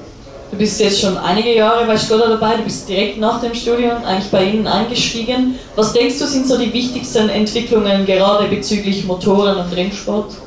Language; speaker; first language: German; native; German